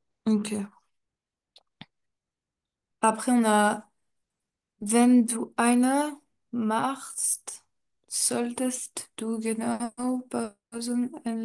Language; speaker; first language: German; non-native, learner; French